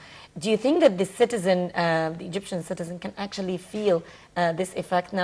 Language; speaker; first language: English; non-native, fluent; Arabic